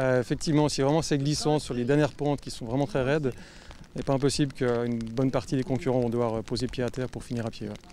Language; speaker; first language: French; native; French